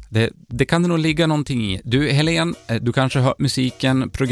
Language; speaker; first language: Swedish; native; Swedish